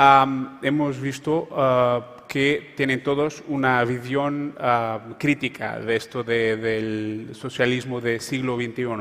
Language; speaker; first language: Spanish; non-native, fluent; Portuguese